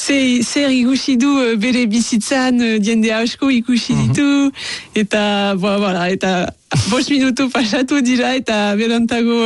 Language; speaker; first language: Basque; non-native, local second language; French